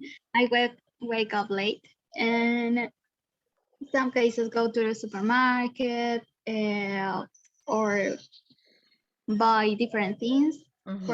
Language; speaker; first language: English; non-native, learner; Spanish